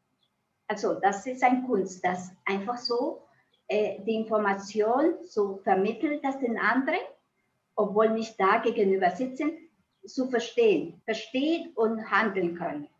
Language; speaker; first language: German; non-native, fluent; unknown